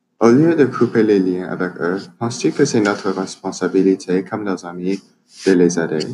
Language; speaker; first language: French; non-native, learner; English